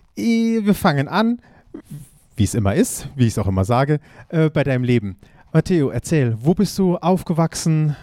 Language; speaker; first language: German; native; German